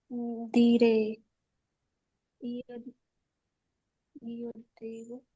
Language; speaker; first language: Italian; non-native, learner; Urdu